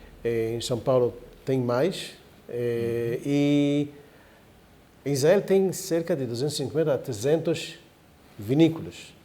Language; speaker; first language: Portuguese; non-native, fluent; Hebrew